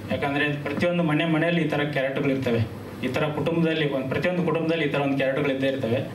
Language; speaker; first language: Kannada; native; Kannada